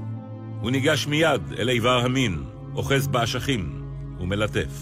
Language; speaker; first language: Hebrew; native; Hebrew